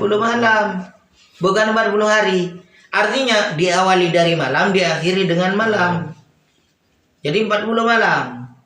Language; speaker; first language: Indonesian; native; Indonesian